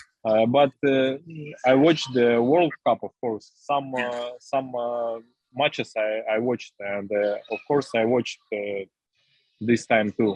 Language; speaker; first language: English; non-native, learner; Russian